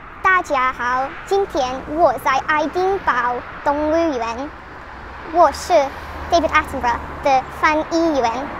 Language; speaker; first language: Chinese; non-native, learner; English